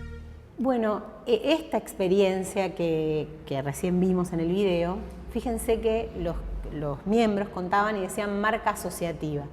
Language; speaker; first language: Spanish; native; Spanish